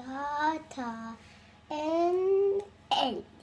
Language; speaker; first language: Swedish; early bilingual, other home language; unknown